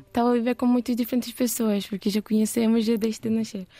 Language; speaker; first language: Portuguese; non-native, learner; Turkish